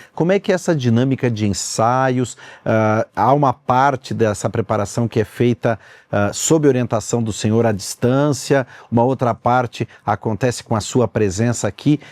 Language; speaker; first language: Portuguese; native; Portuguese